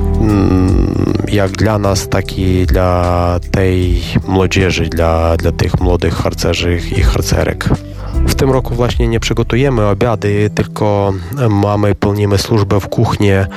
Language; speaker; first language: Polish; non-native, fluent; Ukrainian